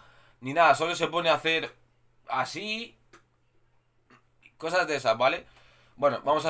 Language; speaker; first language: Spanish; native; Spanish